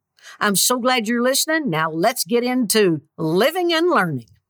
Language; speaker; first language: English; native; English